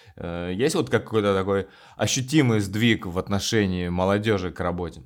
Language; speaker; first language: Russian; native; Russian